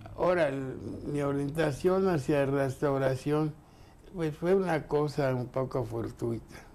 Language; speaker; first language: Spanish; native; Spanish